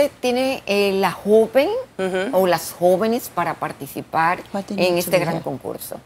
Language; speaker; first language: Spanish; native; Spanish